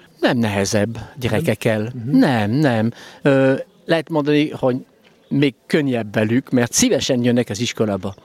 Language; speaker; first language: Hungarian; non-native, learner; French